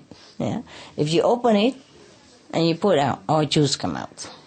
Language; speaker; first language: English; non-native, fluent; Vietnamese